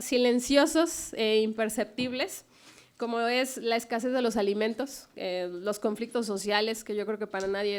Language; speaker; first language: Spanish; native; Spanish